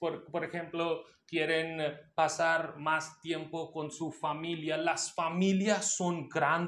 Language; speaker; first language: Spanish; non-native, local second language; Hindi